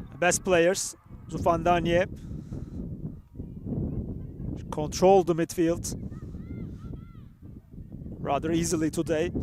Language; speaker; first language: English; non-native, fluent; Turkish